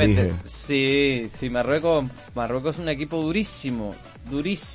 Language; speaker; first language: Spanish; native; Spanish